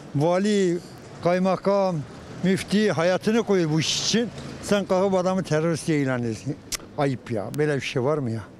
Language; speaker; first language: Turkish; non-native, local second language; Kurdish